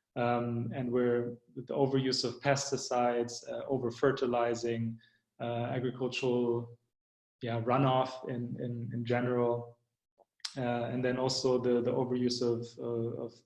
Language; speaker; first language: English; early bilingual, other home language; German